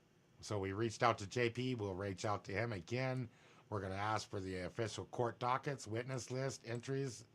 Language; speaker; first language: English; native; English